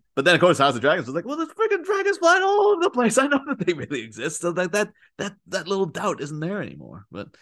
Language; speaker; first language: English; native; English